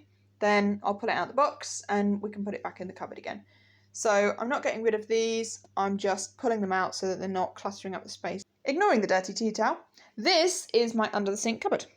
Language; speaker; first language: English; native; English